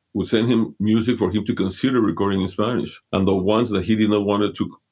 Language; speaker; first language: English; early bilingual, other home language; Spanish